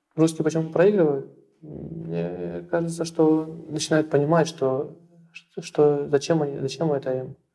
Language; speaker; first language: Russian; native; Russian